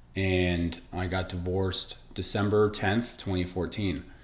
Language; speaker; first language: English; early bilingual, other home language; Italian